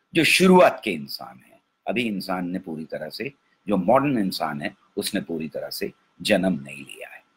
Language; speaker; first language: Hindi; native; Hindi